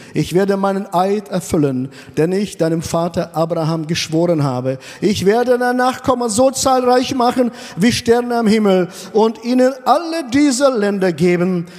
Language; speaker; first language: German; non-native, fluent; Russian